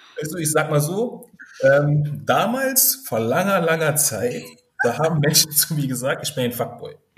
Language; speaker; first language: German; early bilingual, other home language; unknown